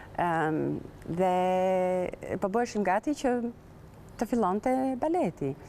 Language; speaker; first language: Albanian; native; Albanian